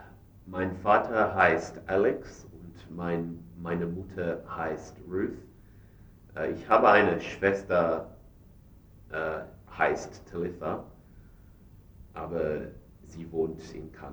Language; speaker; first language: German; non-native, learner; English